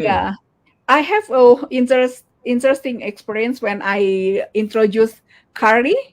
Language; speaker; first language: English; non-native, learner; Indonesian